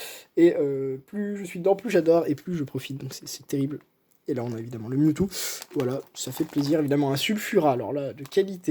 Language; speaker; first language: French; native; French